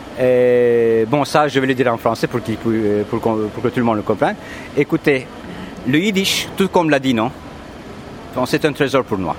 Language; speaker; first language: French; non-native, fluent; Turkish